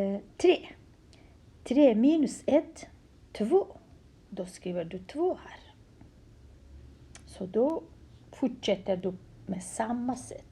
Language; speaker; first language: Swedish; non-native, fluent; Central Kurdish